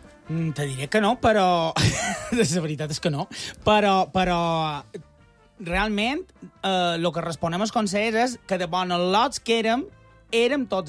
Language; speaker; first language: Catalan; native; Catalan